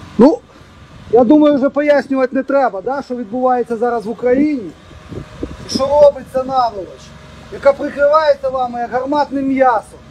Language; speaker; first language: Ukrainian; native; Ukrainian